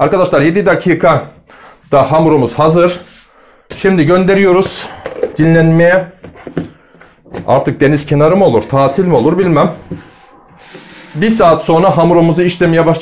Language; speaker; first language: Turkish; native; Turkish